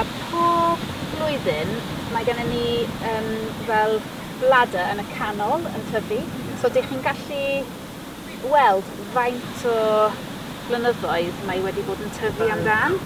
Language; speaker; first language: Welsh; non-native, local second language; English